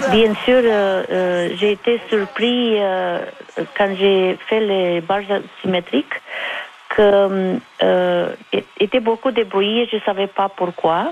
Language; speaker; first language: French; non-native, fluent; Romanian